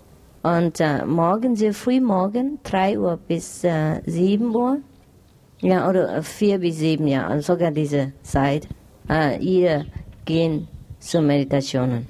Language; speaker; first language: German; non-native, learner; Vietnamese